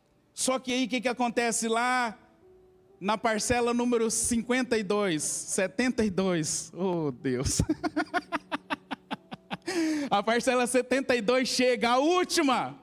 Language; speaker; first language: Portuguese; native; Portuguese